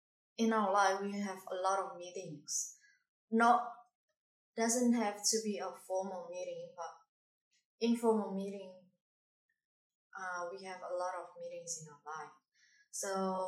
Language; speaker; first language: English; non-native, fluent; Indonesian